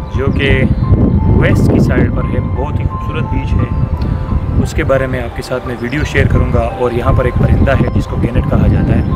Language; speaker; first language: Hindi; non-native, local second language; Kashmiri